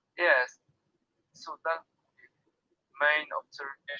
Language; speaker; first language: English; non-native, learner; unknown